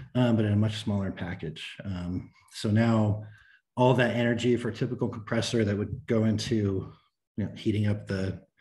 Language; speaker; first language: English; native; English